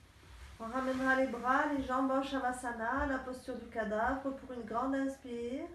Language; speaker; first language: French; native; French